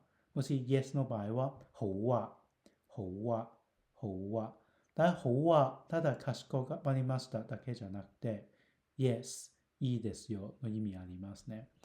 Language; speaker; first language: Japanese; non-native, fluent; Cantonese